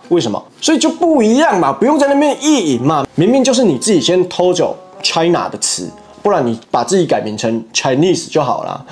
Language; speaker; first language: Chinese; native; Chinese